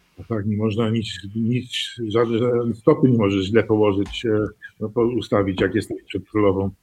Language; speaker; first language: Polish; early bilingual, heritage; Polish